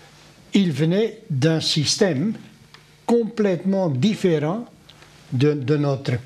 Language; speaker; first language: French; non-native, local second language; Dutch